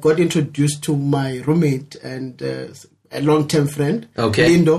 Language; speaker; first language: English; non-native, local second language; Northern Sotho